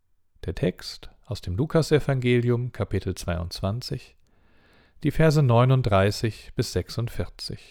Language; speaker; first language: German; native; German